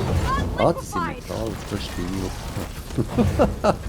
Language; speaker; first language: German; native; German